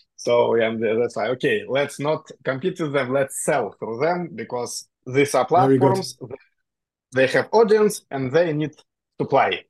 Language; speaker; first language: English; non-native, fluent; Russian